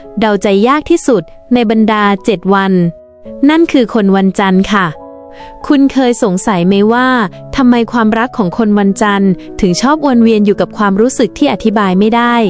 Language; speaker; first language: Thai; native; Thai